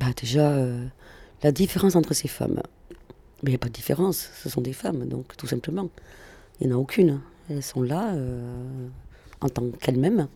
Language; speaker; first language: French; non-native, fluent; Spanish